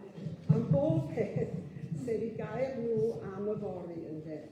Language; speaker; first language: Welsh; native; Welsh